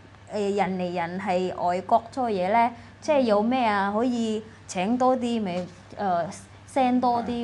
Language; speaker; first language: Cantonese; non-native, fluent; Indonesian